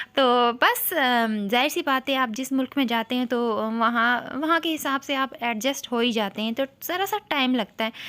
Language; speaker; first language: Urdu; native; Urdu